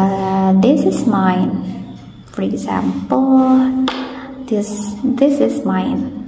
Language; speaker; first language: English; non-native, fluent; Indonesian